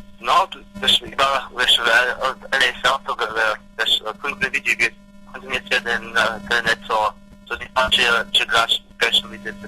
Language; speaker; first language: Polish; early bilingual, heritage; Polish